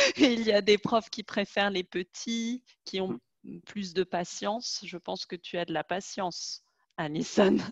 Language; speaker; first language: French; native; French